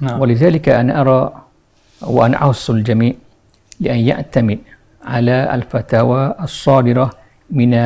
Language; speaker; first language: Arabic; non-native, fluent; Malay